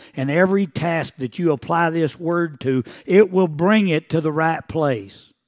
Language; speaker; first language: English; native; English